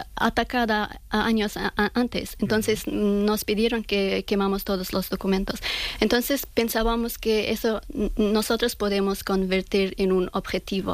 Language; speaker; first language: Spanish; non-native, learner; Persian